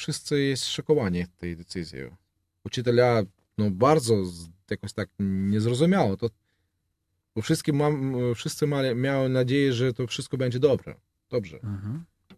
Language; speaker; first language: Polish; non-native, learner; Russian